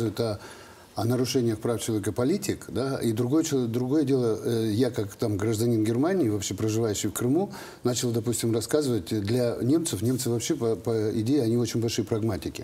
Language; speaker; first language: Russian; native; Russian